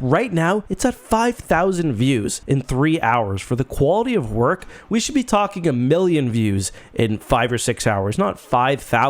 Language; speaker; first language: English; native; English